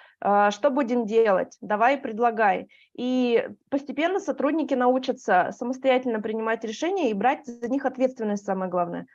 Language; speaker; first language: Russian; native; Russian